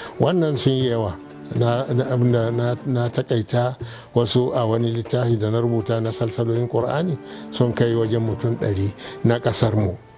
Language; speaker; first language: Hausa; non-native, local second language; Arabic